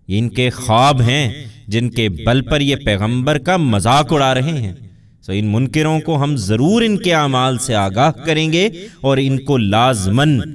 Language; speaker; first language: Urdu; native; Urdu